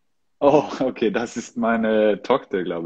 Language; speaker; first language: German; non-native, learner; Icelandic